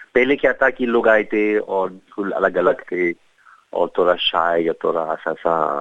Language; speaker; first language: Hindi; non-native, fluent; French